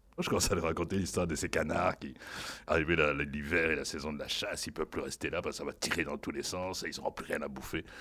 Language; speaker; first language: French; non-native, local second language; Lingala